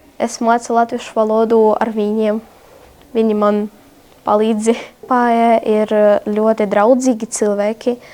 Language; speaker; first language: Latvian; non-native, learner; Ukrainian